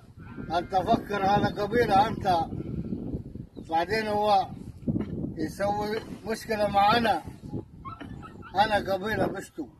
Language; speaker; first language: Arabic; non-native, learner; Pashto